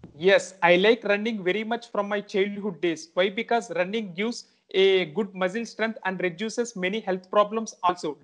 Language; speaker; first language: English; non-native, local second language; Telugu